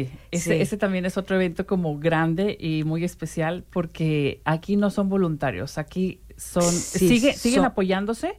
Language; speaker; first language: Spanish; native; Spanish